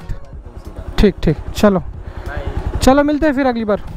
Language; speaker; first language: Hindi; native; Hindi